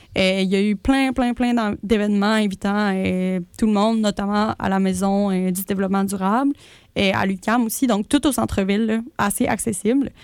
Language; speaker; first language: French; early bilingual, other home language; Spanish